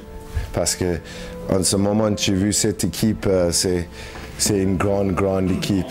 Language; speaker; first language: French; non-native, learner; English